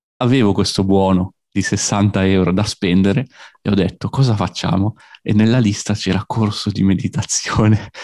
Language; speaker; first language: Italian; native; Italian